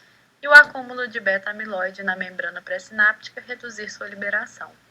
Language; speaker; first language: Portuguese; native; Portuguese